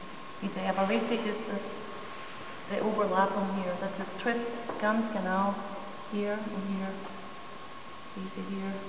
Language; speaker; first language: German; non-native, learner; English